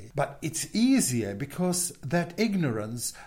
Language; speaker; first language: English; non-native, fluent; Czech